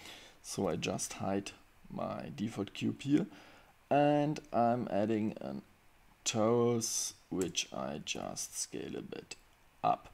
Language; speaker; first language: English; non-native, fluent; German